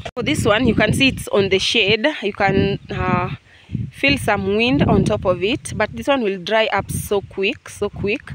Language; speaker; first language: English; non-native, local second language; Luo (Kenya and Tanzania)